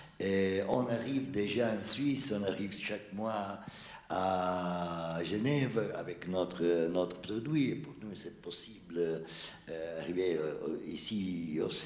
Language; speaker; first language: French; non-native, fluent; Italian